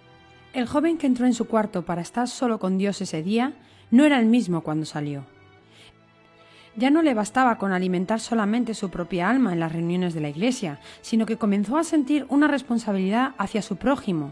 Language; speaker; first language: Spanish; native; Spanish